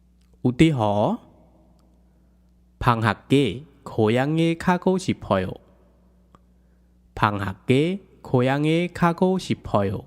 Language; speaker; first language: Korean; non-native, fluent; Khmer